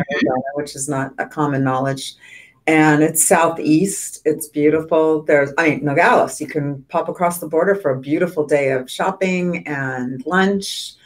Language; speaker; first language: English; native; English